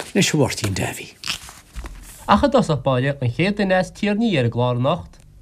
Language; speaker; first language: Irish; native; Irish